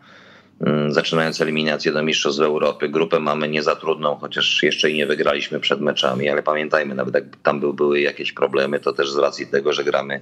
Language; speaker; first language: Polish; native; Polish